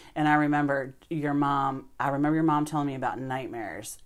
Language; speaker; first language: English; native; English